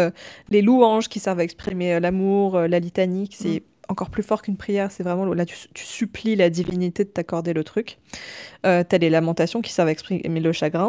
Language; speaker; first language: French; native; French